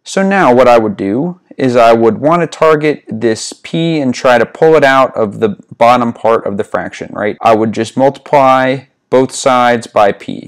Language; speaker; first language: English; native; English